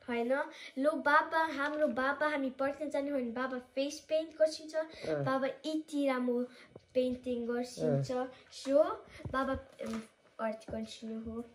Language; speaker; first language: Nepali; early bilingual, heritage; Nepali